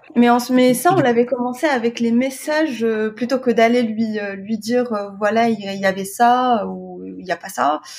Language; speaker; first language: French; non-native, local second language; Arabic